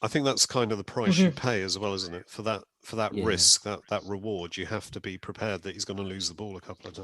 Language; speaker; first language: English; native; English